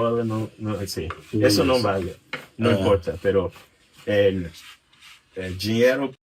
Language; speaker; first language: Portuguese; non-native, learner; English